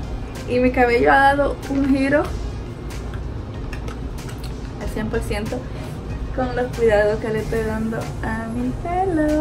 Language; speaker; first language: Spanish; early bilingual, heritage; Spanish